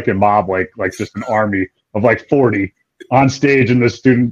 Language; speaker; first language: English; native; English